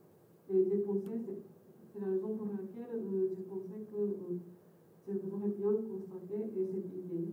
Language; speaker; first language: French; non-native, fluent; Japanese